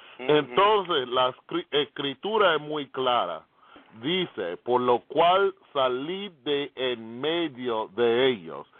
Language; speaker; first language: Spanish; non-native, fluent; English